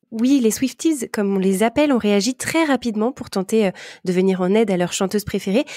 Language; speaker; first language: French; native; French